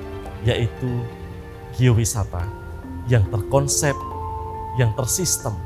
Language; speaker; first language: Indonesian; native; Indonesian